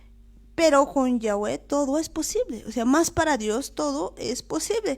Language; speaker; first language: Spanish; native; Spanish